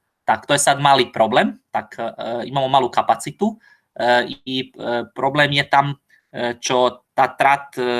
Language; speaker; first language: Slovak; non-native, learner; Croatian